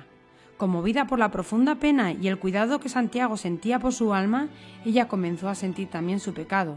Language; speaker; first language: Spanish; native; Spanish